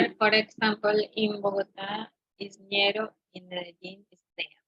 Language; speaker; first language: English; non-native, learner; Spanish